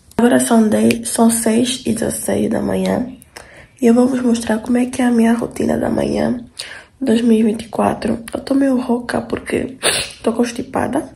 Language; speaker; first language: Portuguese; native; Portuguese